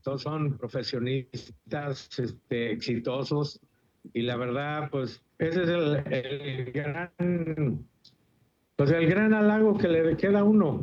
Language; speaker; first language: Spanish; native; Spanish